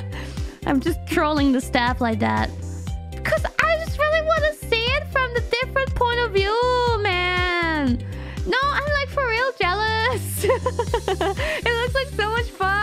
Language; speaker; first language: English; non-native, fluent; German